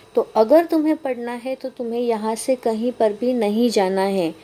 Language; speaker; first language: Hindi; non-native, local second language; Marathi